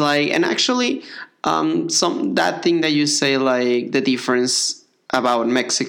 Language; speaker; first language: English; non-native, fluent; Spanish